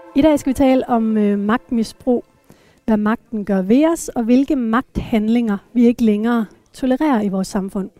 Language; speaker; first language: Danish; native; Danish